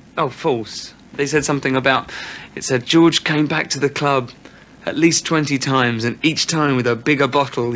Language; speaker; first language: English; native; English